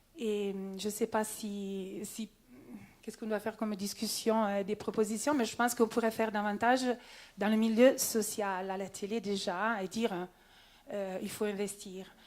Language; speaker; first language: French; non-native, local second language; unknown